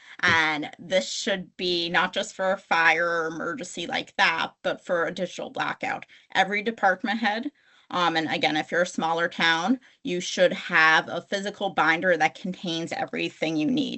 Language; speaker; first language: English; native; English